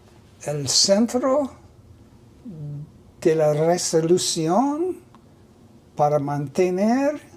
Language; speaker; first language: Spanish; non-native, learner; English